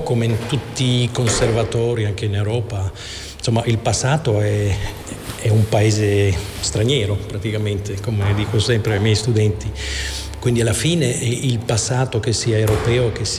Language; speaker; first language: Italian; non-native, fluent; Dutch